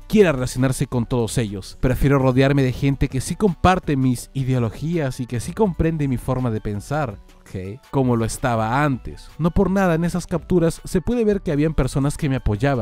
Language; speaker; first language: Spanish; native; Spanish